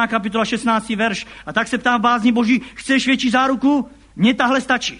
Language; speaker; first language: Czech; native; Czech